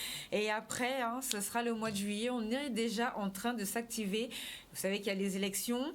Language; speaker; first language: French; native; French